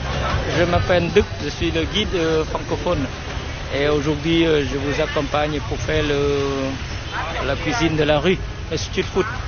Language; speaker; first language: French; non-native, fluent; Vietnamese